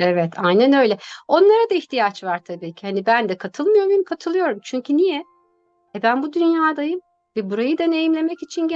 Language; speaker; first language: Turkish; native; Turkish